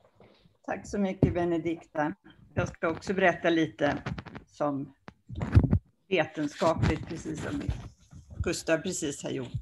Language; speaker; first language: Swedish; native; Swedish